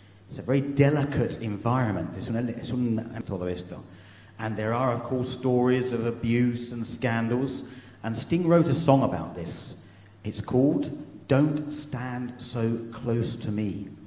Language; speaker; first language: English; native; English